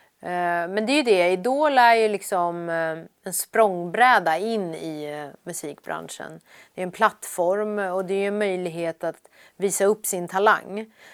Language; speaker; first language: Swedish; early bilingual, other home language; Persian